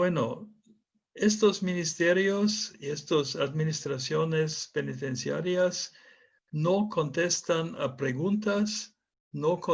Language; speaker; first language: Spanish; non-native, fluent; German